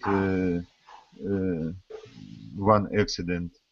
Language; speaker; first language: English; non-native, learner; Russian